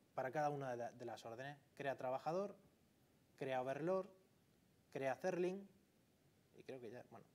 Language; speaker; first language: Spanish; native; Spanish